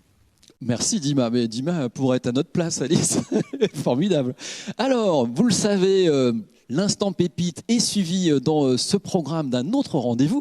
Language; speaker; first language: French; native; French